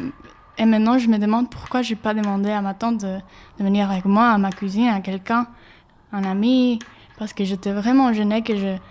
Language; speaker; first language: French; non-native, learner; Spanish